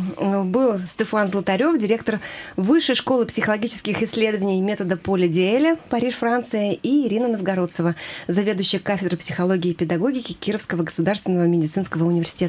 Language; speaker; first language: Russian; native; Russian